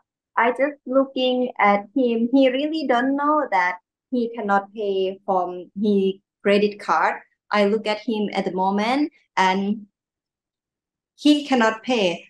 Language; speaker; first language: English; non-native, learner; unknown